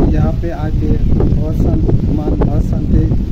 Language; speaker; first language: Hindi; non-native, local second language; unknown